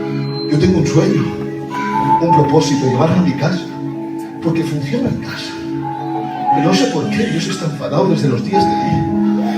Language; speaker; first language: Spanish; native; Spanish